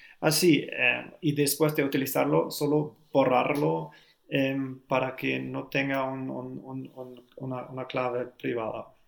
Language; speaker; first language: Spanish; non-native, learner; German